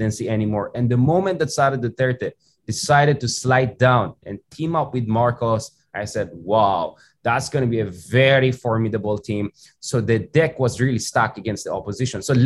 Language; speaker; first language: English; non-native, local second language; Filipino